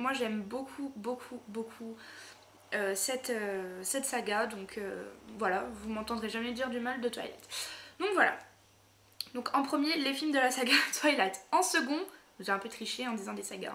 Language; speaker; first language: French; native; French